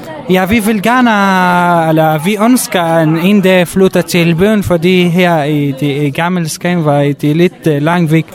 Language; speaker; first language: Danish; non-native, learner; Arabic